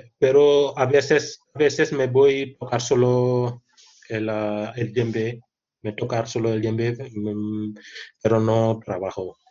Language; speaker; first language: Spanish; non-native, learner; Wolof